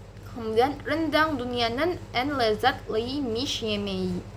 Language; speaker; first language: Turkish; non-native, learner; Indonesian